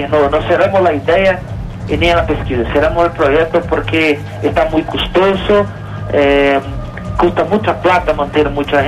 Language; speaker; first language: Spanish; non-native, learner; Portuguese